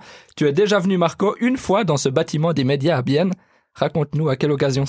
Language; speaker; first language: French; native; French